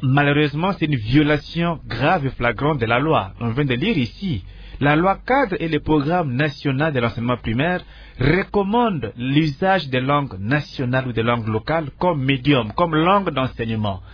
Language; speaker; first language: French; non-native, local second language; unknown